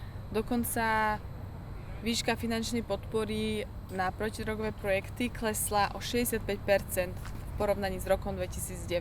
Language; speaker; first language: Slovak; native; Slovak